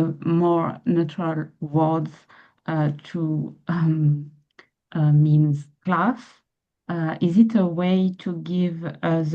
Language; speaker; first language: English; non-native, fluent; French